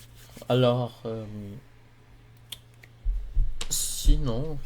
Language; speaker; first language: French; native; French